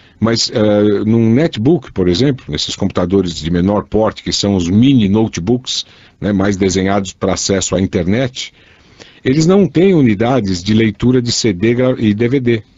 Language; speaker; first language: Portuguese; native; Portuguese